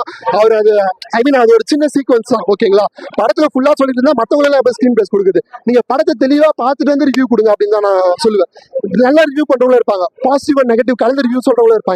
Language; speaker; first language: Tamil; native; Tamil